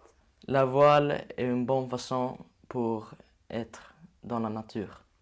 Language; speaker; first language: French; non-native, learner; Swedish